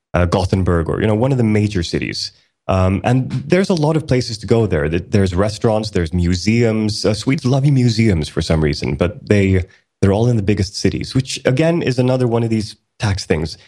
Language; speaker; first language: English; early bilingual, other home language; Swedish